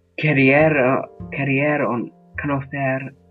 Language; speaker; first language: Spanish; non-native, learner; English